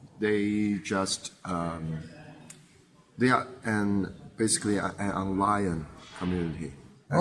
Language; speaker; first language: English; non-native, fluent; Chinese